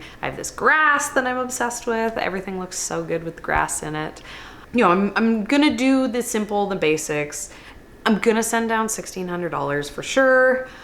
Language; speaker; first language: English; native; English